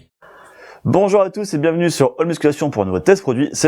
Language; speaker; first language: French; native; French